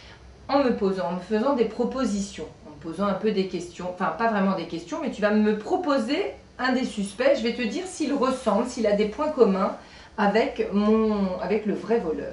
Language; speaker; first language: French; native; French